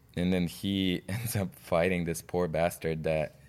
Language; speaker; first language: English; non-native, fluent; Russian